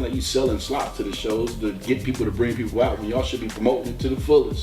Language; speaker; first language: English; native; English